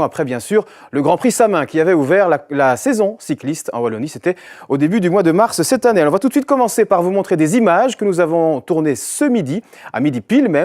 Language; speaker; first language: French; native; French